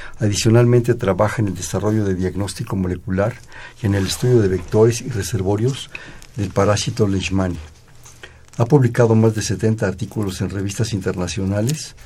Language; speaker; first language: Spanish; native; Spanish